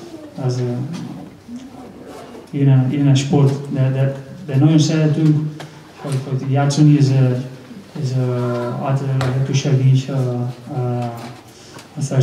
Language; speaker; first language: Hungarian; non-native, learner; Spanish